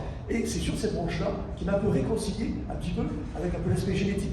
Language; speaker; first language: French; native; French